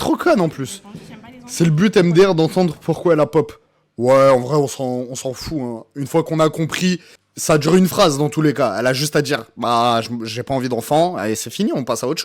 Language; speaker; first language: French; native; French